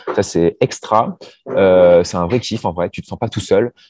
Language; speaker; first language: French; native; French